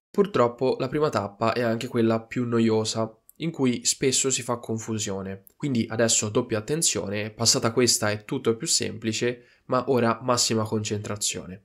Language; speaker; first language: Italian; native; Italian